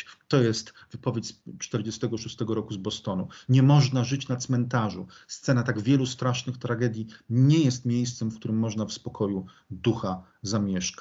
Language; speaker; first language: Polish; native; Polish